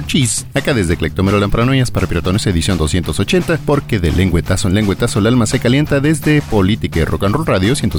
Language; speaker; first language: Spanish; native; Spanish